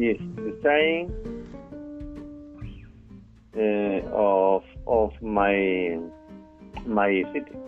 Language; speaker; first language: English; non-native, learner; Spanish